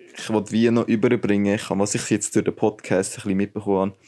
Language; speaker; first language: Swiss German; native; Swiss German